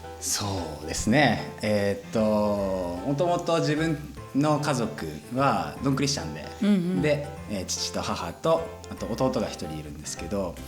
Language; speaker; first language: Japanese; native; Japanese